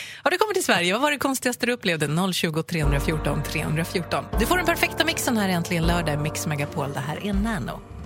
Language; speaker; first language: Swedish; native; Swedish